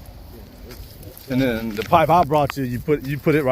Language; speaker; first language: English; native; English